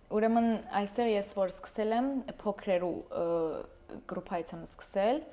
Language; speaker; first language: Armenian; early bilingual, heritage; Armenian